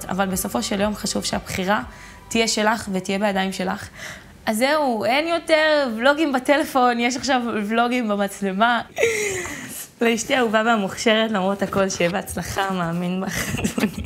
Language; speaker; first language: Hebrew; native; Hebrew